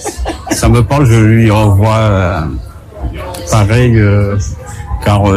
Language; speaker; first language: French; native; French